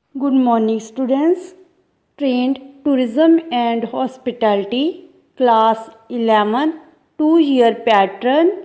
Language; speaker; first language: English; non-native, local second language; Punjabi